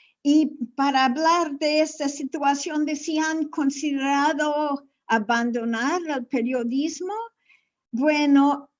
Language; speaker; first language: Spanish; non-native, fluent; English